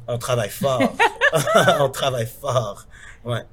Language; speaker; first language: French; native; French